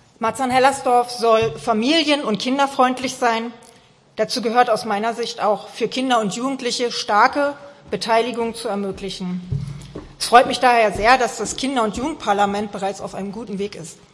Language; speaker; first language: German; native; German